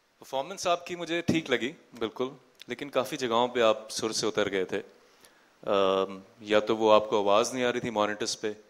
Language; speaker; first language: Urdu; non-native, local second language; Punjabi